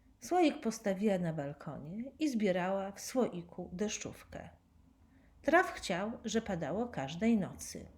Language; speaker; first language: Polish; native; Polish